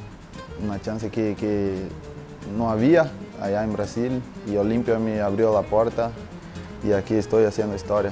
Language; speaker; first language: Spanish; non-native, learner; Portuguese